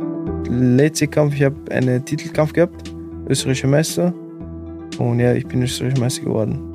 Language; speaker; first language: German; non-native, fluent; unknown